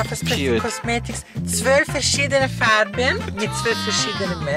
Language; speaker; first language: German; native; German